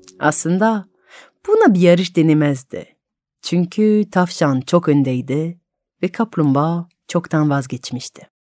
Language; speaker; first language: Turkish; non-native, fluent; French